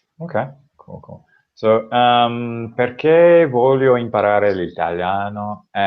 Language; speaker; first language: Italian; non-native, learner; English